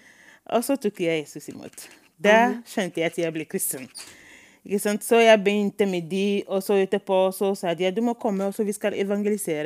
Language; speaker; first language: Norwegian; non-native, fluent; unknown